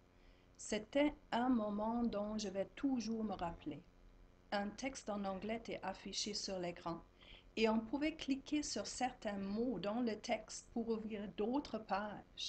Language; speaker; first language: French; non-native, fluent; German